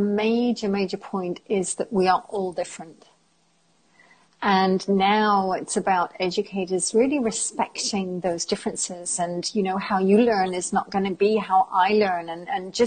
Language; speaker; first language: English; native; English